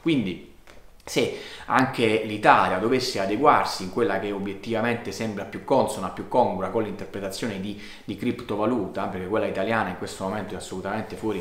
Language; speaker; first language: Italian; native; Italian